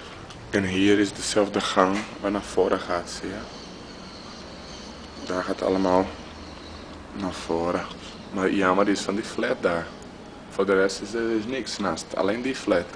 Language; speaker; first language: Dutch; non-native, fluent; Portuguese